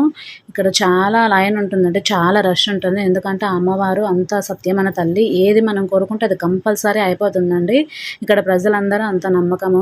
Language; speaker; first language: Telugu; native; Telugu